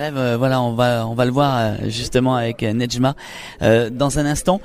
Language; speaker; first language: French; native; French